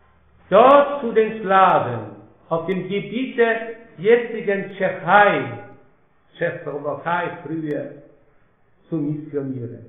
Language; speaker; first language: German; non-native, fluent; Polish